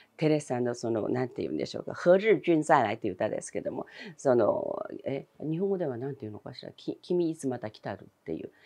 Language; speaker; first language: Japanese; early bilingual, other home language; Chinese